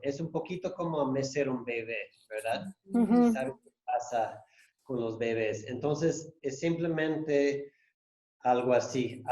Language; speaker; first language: Spanish; non-native, fluent; English